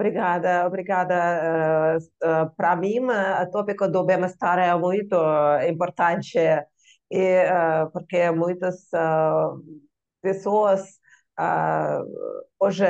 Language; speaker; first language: Portuguese; non-native, learner; Russian